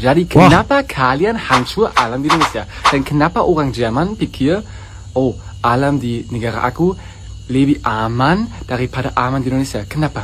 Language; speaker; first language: Indonesian; non-native, learner; German